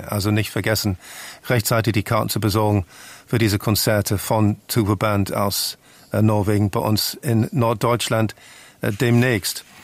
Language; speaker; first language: German; non-native, fluent; English